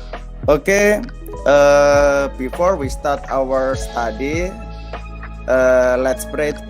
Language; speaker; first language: English; non-native, learner; Indonesian